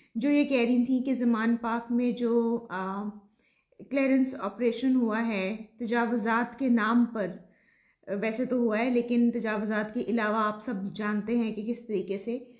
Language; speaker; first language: Urdu; native; Urdu